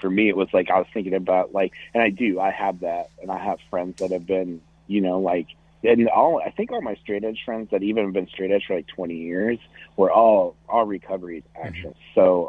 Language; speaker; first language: English; native; English